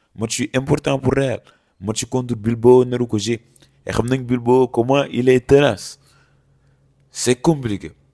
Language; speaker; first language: French; non-native, local second language; Wolof